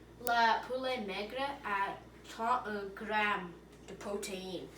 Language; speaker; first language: French; non-native, learner; English